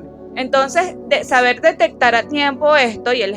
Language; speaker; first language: Spanish; native; Spanish